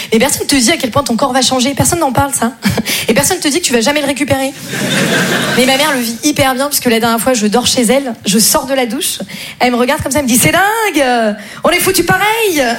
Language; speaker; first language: French; native; French